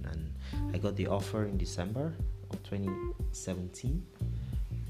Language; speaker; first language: English; non-native, local second language; Yoruba